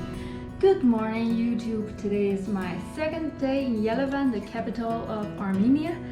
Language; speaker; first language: English; non-native, fluent; Chinese